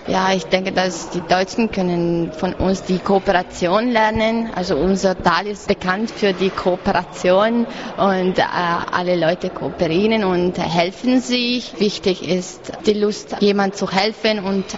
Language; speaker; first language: German; non-native, learner; Italian